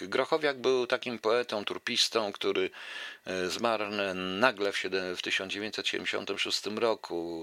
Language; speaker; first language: Polish; native; Polish